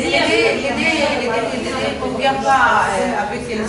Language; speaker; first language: French; non-native, learner; Arabic